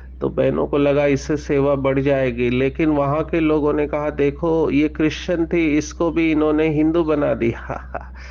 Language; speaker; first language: Hindi; non-native, local second language; Marathi